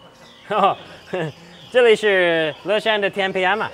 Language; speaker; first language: Chinese; non-native, learner; English